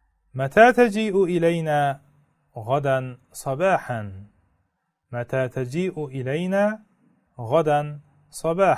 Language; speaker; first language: Arabic; non-native, fluent; Uzbek